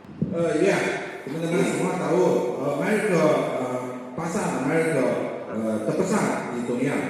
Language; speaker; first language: Indonesian; non-native, learner; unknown